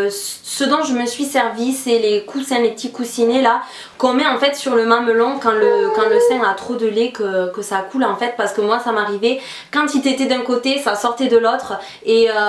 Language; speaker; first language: French; native; French